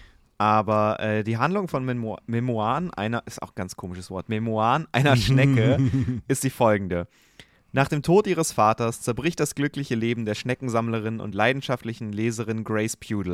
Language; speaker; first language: German; native; German